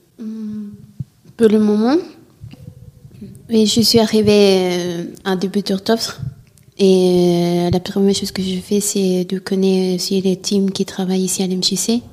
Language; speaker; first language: French; non-native, learner; Italian